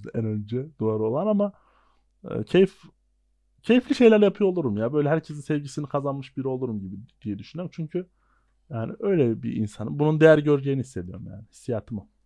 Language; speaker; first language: Turkish; native; Turkish